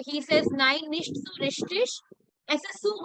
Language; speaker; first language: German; non-native, fluent; Hindi